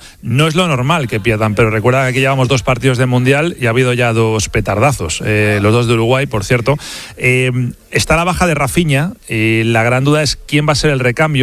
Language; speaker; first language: Spanish; native; Spanish